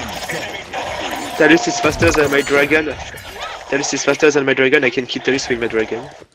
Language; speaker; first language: English; non-native, learner; French